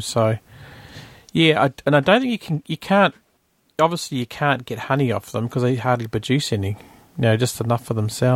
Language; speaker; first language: English; native; English